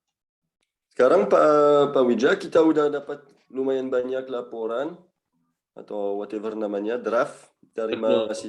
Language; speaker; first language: Indonesian; non-native, fluent; French